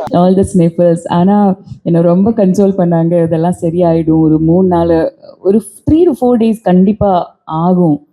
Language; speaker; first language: Tamil; non-native, learner; Malayalam